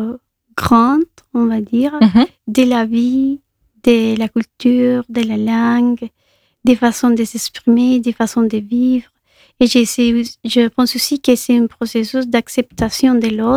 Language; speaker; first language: French; non-native, fluent; Spanish